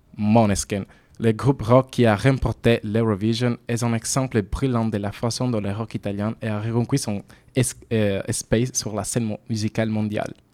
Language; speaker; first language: French; non-native, fluent; Italian